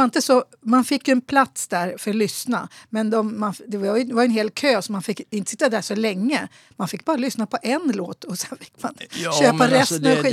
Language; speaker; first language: Swedish; native; Swedish